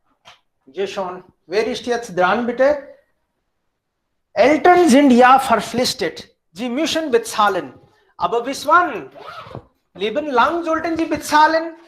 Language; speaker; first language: German; non-native, fluent; Hindi